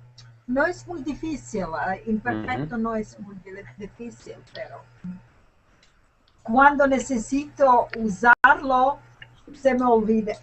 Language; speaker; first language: Spanish; non-native, learner; English